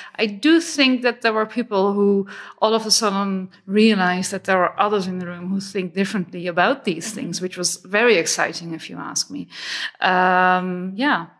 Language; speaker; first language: English; non-native, fluent; Dutch